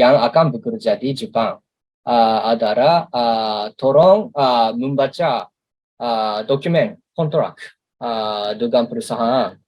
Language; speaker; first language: Indonesian; non-native, learner; Japanese